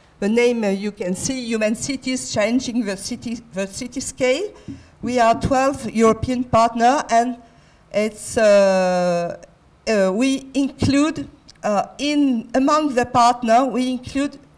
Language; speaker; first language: English; non-native, fluent; French